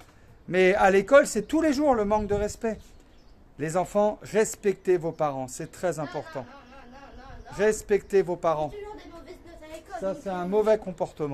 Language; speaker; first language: French; native; French